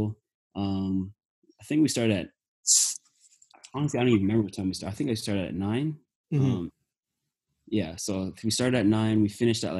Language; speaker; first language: English; native; English